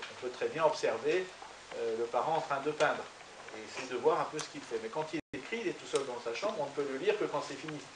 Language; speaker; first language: French; non-native, fluent; Turkish